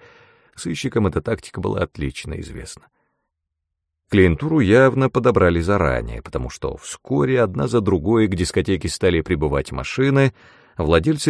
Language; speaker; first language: Russian; native; Russian